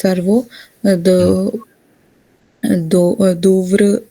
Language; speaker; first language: French; non-native, learner; Hindi